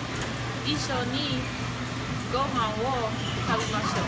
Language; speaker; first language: Japanese; non-native, learner; English